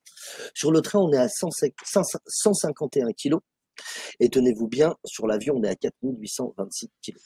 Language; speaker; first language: French; native; French